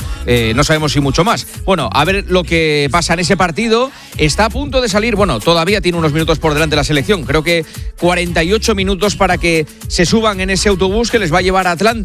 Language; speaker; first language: Spanish; native; Spanish